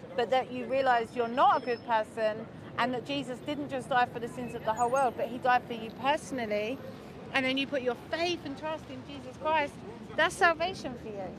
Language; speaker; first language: English; native; English